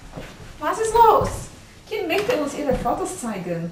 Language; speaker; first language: German; non-native, learner; English